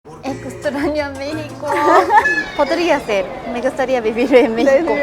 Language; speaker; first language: Spanish; non-native, fluent; Japanese